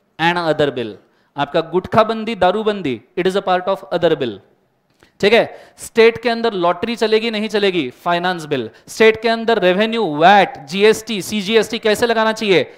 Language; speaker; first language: Hindi; non-native, local second language; Marathi